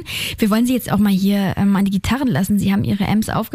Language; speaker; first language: German; native; German